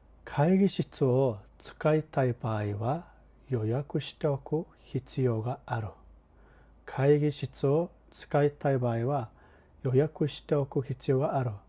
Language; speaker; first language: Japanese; non-native, fluent; Mongolian